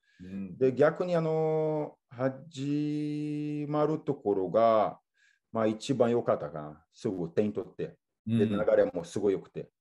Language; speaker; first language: Japanese; non-native, fluent; Portuguese